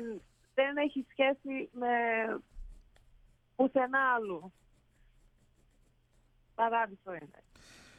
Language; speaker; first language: Greek; early bilingual, heritage; Greek